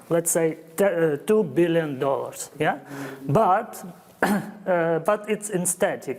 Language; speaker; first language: English; non-native, fluent; Ukrainian